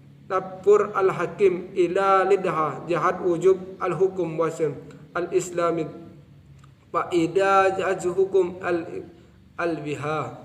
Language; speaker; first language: Arabic; non-native, learner; Indonesian